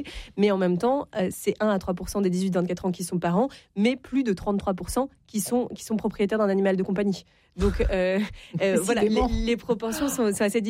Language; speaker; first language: French; native; French